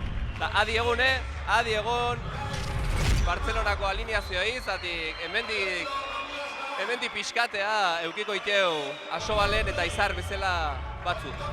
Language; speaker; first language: Basque; native; Basque